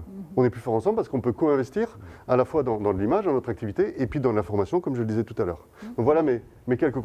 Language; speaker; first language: French; native; French